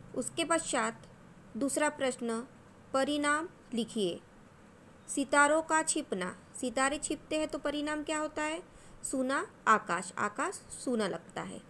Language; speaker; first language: Hindi; non-native, local second language; Marathi